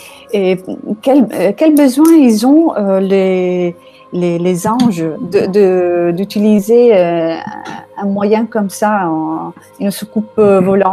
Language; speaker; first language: French; non-native, fluent; Italian